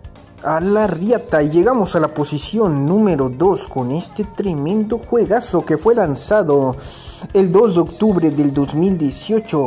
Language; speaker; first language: Spanish; native; Spanish